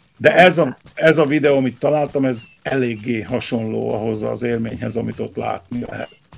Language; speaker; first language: Hungarian; early bilingual, heritage; Hungarian